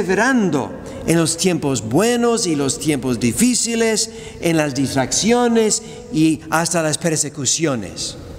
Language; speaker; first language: Spanish; non-native, fluent; English